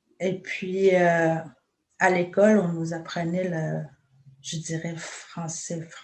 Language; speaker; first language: French; non-native, local second language; Innu-aimun